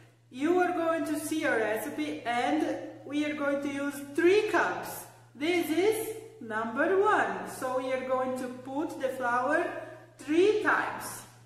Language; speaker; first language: English; non-native, fluent; Portuguese